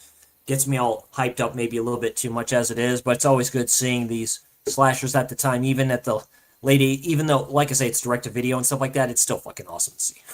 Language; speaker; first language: English; native; English